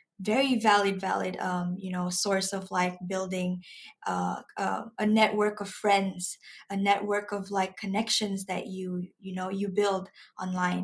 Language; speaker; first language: English; non-native, local second language; Malay